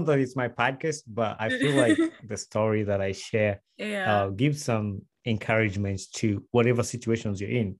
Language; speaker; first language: English; non-native, local second language; Ganda